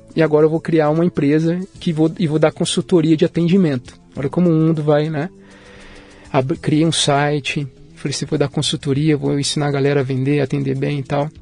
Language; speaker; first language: Portuguese; native; Portuguese